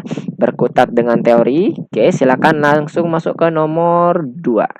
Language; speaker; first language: Indonesian; native; Indonesian